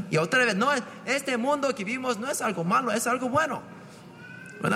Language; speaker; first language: Spanish; non-native, fluent; English